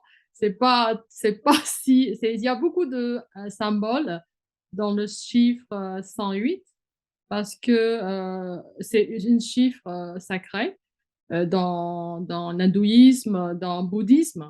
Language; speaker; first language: French; non-native, fluent; Chinese